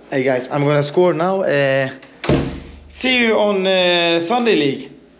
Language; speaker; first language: English; non-native, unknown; Swedish